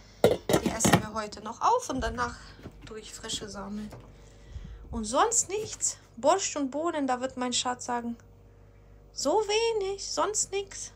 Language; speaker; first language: German; non-native, fluent; Ukrainian